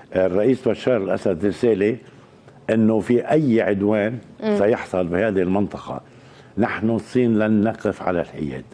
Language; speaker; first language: Arabic; native; Arabic